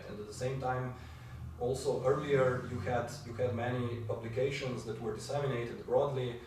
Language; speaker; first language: English; non-native, fluent; Slovenian